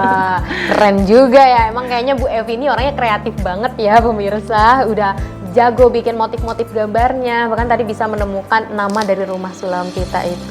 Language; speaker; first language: Indonesian; native; Indonesian